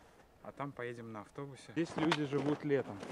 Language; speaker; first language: Russian; native; Russian